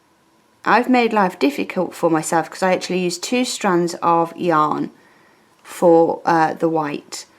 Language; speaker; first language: English; native; English